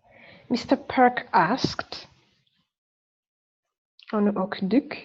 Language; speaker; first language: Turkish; non-native, learner; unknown